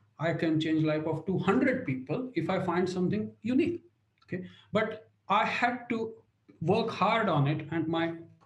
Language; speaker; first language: English; non-native, local second language; Marathi